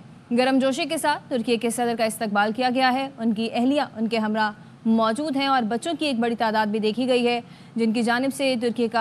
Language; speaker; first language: Urdu; native; Urdu